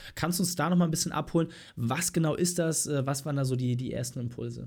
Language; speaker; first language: German; native; German